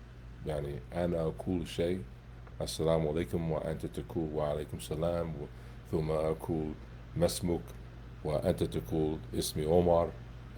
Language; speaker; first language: Arabic; non-native, fluent; English